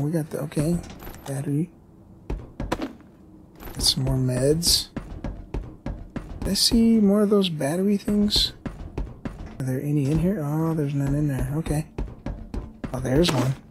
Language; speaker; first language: English; native; English